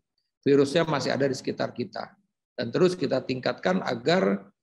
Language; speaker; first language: Indonesian; native; Indonesian